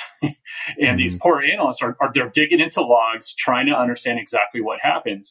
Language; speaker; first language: English; native; English